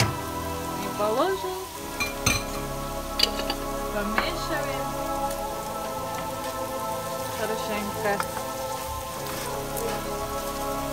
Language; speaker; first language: Russian; non-native, learner; Tajik